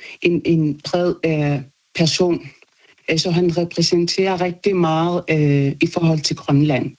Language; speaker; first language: Danish; non-native, local second language; Kalaallisut